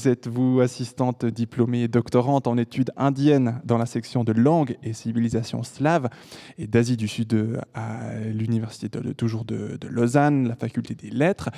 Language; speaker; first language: French; native; French